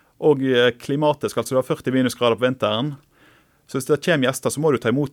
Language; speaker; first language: Norwegian; native; Norwegian